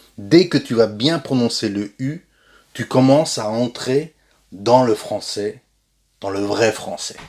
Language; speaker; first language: French; native; French